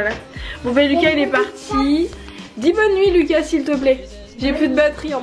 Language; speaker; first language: French; native; French